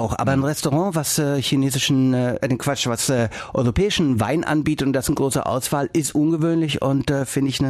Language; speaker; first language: German; native; German